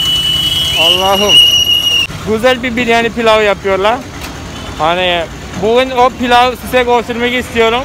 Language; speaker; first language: Turkish; non-native, fluent; Malayalam